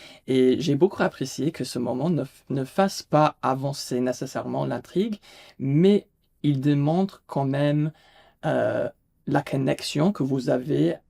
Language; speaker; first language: French; non-native, fluent; English